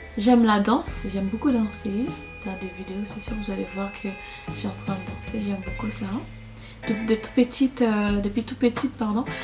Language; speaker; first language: French; non-native, local second language; Haitian Creole